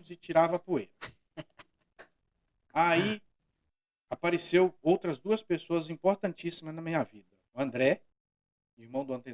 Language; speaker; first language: Portuguese; native; Portuguese